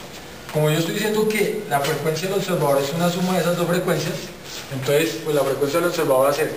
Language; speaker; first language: Spanish; native; Spanish